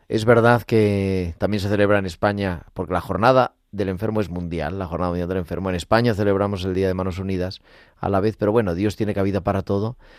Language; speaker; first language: Spanish; native; Spanish